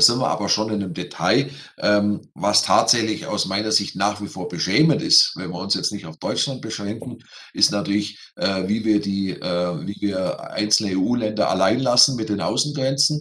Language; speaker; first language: German; native; German